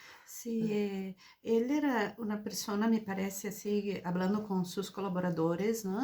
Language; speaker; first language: Spanish; non-native, fluent; Portuguese